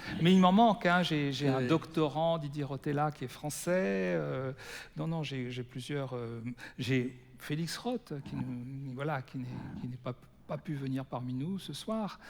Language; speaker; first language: French; native; French